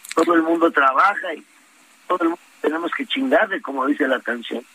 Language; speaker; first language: Spanish; native; Spanish